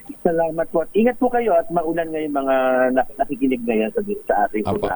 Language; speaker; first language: Filipino; native; Filipino